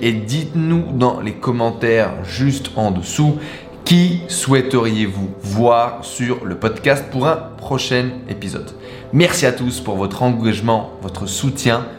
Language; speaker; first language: French; native; French